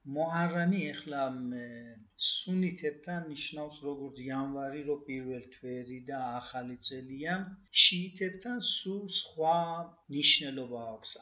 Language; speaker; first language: Georgian; early bilingual, heritage; Georgian